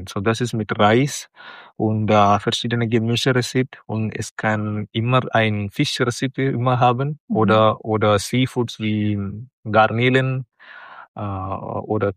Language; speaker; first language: German; non-native, learner; Malayalam